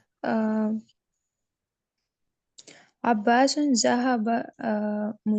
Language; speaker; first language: Arabic; non-native, learner; Urdu